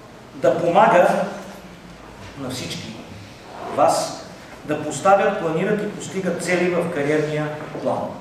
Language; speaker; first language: Bulgarian; native; Bulgarian